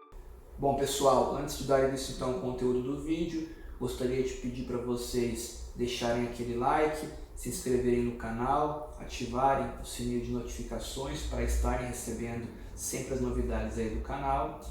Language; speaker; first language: Portuguese; native; Portuguese